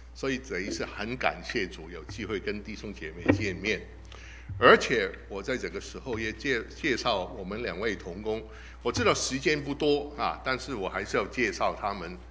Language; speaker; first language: Chinese; non-native, local second language; Cantonese